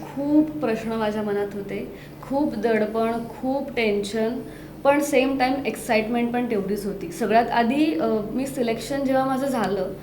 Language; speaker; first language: Marathi; native; Marathi